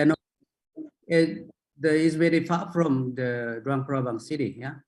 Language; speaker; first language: English; non-native, learner; Japanese